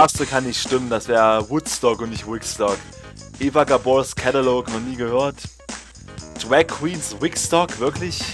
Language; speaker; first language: German; native; German